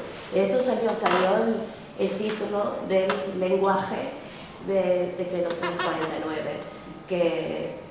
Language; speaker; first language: Spanish; non-native, fluent; English